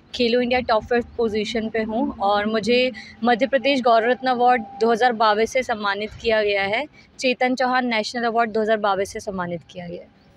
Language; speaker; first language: Hindi; native; Hindi